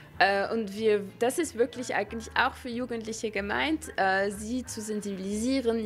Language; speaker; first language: German; non-native, local second language; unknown